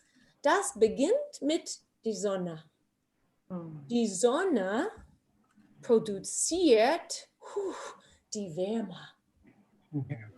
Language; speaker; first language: German; non-native, fluent; English